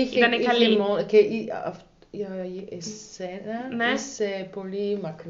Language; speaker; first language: Greek; non-native, learner; German